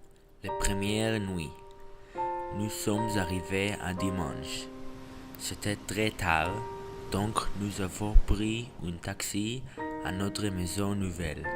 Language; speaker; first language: French; non-native, learner; English